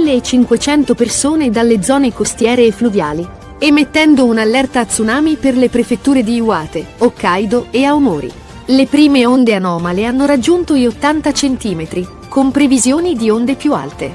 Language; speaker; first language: Italian; native; Italian